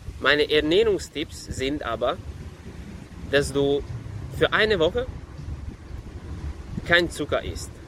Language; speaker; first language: German; non-native, fluent; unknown